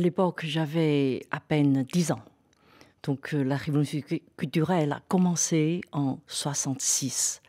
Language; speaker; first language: French; non-native, fluent; Chinese